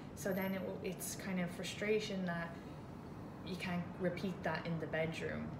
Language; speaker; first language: English; native; English